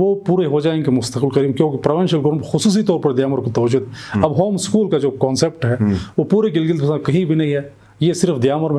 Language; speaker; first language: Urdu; non-native, local second language; Shina